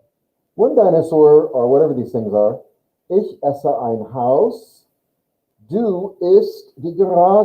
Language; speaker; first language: German; non-native, fluent; English